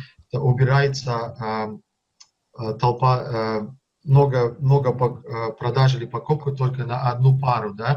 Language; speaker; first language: Russian; early bilingual, heritage; Russian